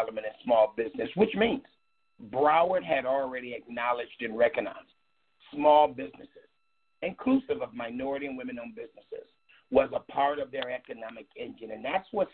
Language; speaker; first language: English; native; English